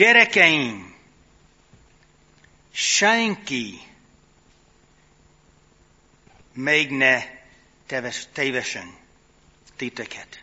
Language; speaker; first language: Hungarian; non-native, fluent; English